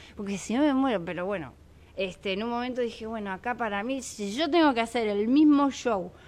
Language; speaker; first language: Spanish; native; Spanish